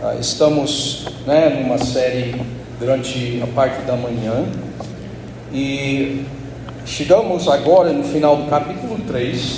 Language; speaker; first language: Portuguese; non-native, fluent; English